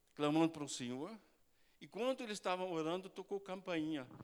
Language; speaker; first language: Portuguese; non-native, fluent; German